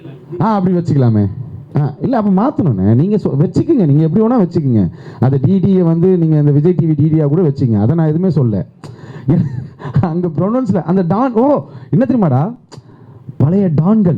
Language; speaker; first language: Tamil; native; Tamil